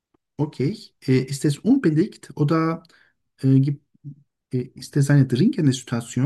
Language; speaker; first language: German; non-native, learner; Turkish